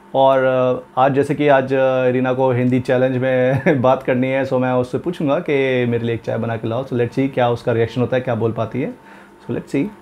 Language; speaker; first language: Hindi; native; Hindi